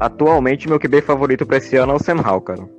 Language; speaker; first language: Portuguese; native; Portuguese